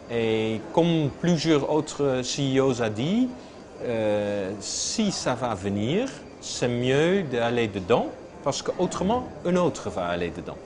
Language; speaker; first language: French; non-native, fluent; Dutch